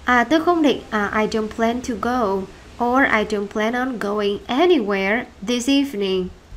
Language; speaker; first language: English; non-native, fluent; Vietnamese